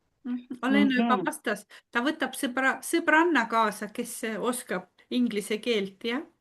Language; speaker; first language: Estonian; non-native, fluent; Russian